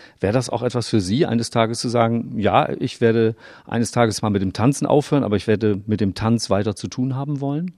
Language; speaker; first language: German; native; German